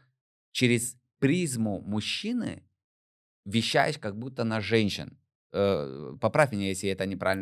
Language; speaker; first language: Russian; native; Russian